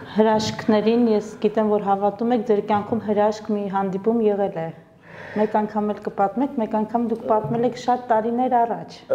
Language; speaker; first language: Armenian; native; Armenian